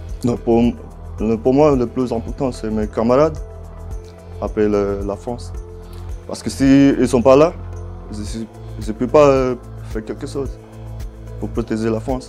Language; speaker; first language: French; non-native, fluent; Nepali